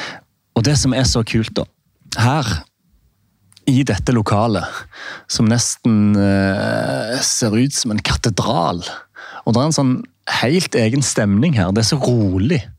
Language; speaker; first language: Norwegian; native; Norwegian